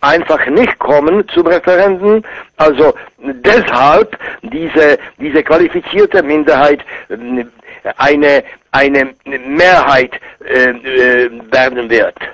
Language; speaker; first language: German; non-native, fluent; Czech